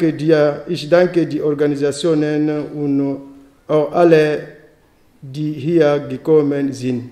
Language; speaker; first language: German; non-native, learner; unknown